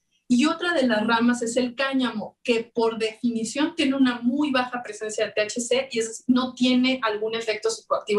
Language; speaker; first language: Spanish; native; Spanish